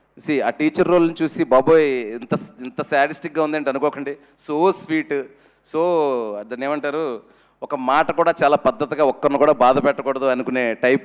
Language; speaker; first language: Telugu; native; Telugu